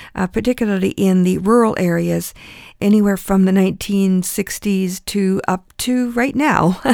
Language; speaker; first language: English; early bilingual, other home language; Ukrainian